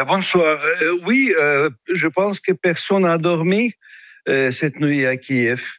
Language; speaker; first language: French; non-native, fluent; Russian